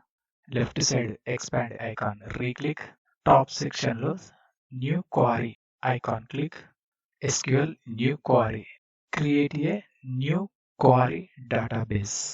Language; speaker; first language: English; non-native, learner; Telugu